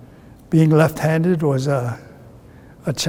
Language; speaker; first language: English; non-native, fluent; Cree